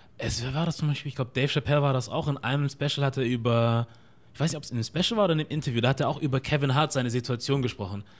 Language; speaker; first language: German; native; German